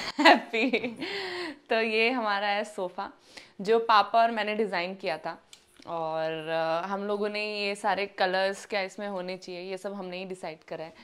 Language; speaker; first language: Hindi; native; Hindi